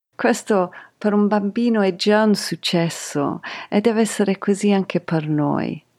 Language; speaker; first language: Italian; non-native, fluent; English